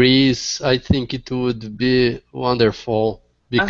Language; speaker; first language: English; non-native, learner; Portuguese